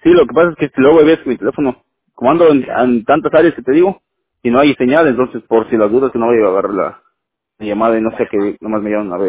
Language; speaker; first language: Spanish; native; Spanish